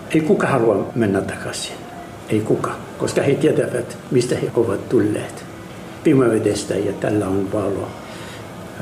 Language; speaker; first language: Finnish; non-native, fluent; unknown